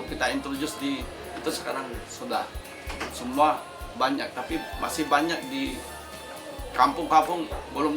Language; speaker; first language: Indonesian; non-native, fluent; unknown